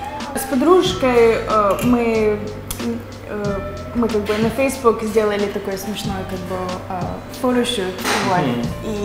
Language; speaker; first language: Russian; early bilingual, other home language; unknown